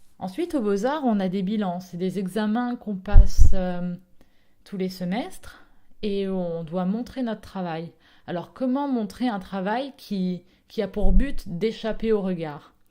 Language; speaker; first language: French; early bilingual, other home language; Italian